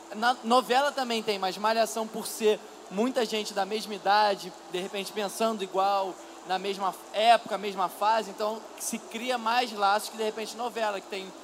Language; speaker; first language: Portuguese; native; Portuguese